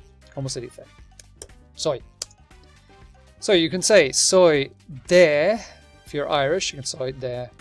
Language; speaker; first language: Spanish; non-native, fluent; English